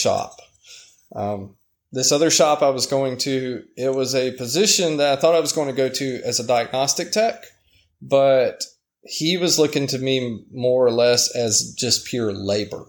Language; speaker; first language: English; native; English